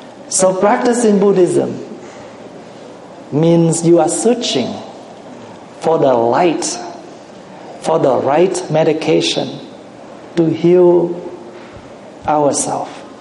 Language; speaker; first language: English; non-native, fluent; Vietnamese